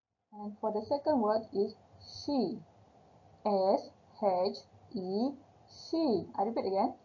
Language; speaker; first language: English; non-native, local second language; Malay